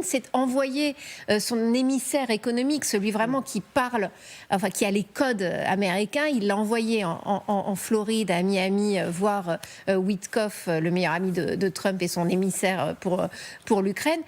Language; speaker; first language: French; native; French